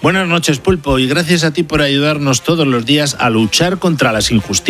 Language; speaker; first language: Spanish; native; Spanish